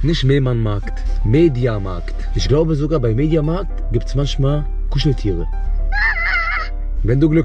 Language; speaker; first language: German; native; German